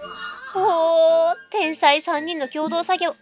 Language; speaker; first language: Japanese; native; Japanese